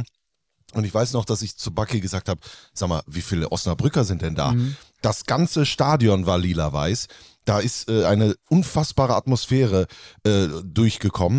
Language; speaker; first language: German; native; German